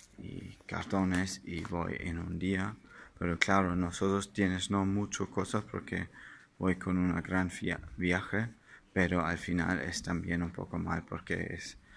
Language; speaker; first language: Spanish; non-native, learner; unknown